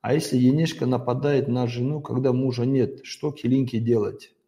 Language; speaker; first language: Russian; non-native, local second language; Kazakh